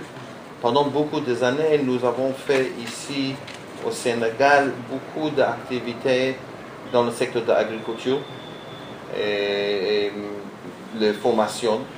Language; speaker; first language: French; non-native, learner; Hebrew